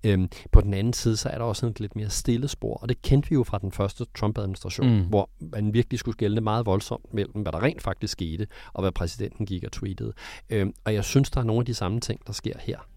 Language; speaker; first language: Danish; native; Danish